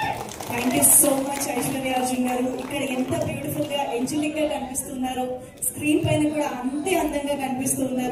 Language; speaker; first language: Telugu; native; Telugu